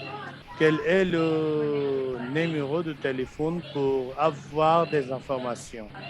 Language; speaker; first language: French; non-native, fluent; Urdu